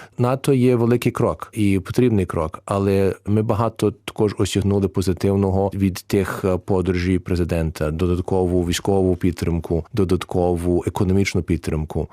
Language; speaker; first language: Ukrainian; early bilingual, heritage; Ukrainian